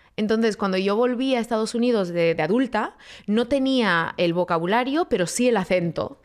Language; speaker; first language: Spanish; native; Spanish